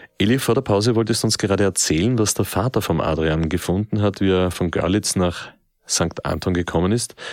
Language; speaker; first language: German; native; German